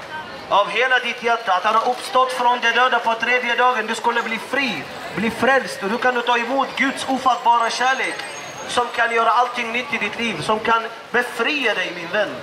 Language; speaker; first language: Swedish; non-native, fluent; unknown